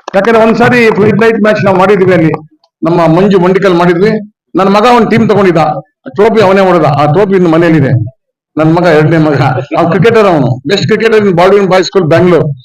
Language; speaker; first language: Kannada; native; Kannada